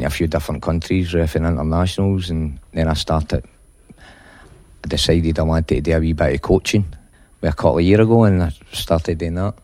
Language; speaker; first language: English; native; English